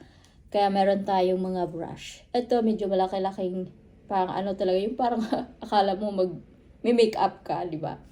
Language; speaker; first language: Filipino; non-native, local second language; Cebuano